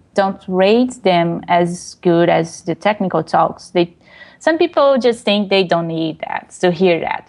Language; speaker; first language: English; non-native, fluent; Portuguese